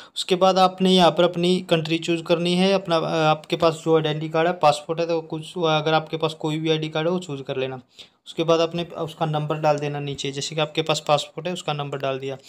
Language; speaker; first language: Hindi; native; Hindi